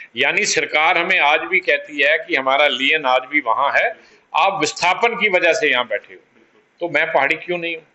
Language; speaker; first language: Hindi; non-native, local second language; Pahari-Potwari